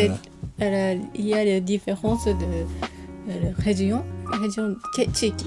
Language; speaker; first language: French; non-native, learner; Japanese